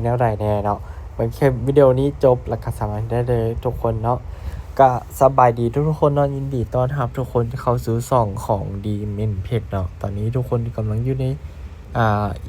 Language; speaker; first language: Thai; non-native, local second language; Lao